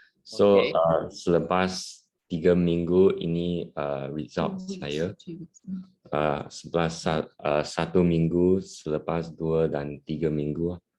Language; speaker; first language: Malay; non-native, local second language; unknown